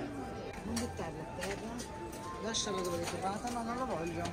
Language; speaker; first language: Italian; native; Italian